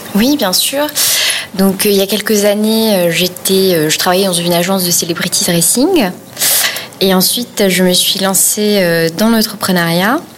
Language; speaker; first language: French; native; French